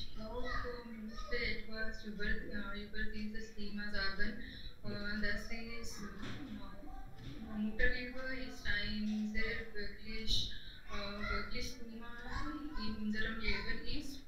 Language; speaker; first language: German; non-native, learner; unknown